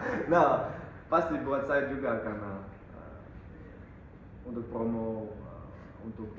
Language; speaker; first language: Indonesian; non-native, fluent; Dutch